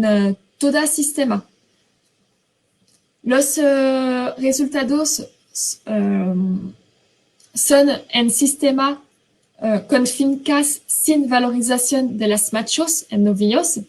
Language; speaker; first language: Spanish; non-native, fluent; French